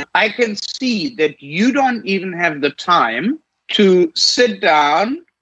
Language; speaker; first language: English; non-native, fluent; German